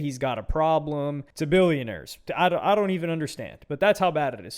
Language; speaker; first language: English; native; English